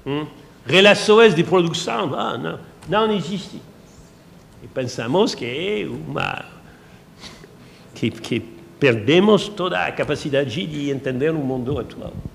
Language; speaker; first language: Portuguese; non-native, learner; French